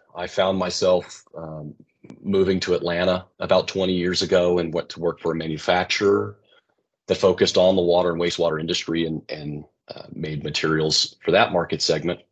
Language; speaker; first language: English; native; English